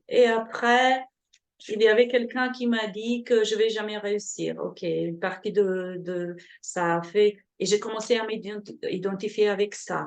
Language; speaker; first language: French; non-native, fluent; Slovenian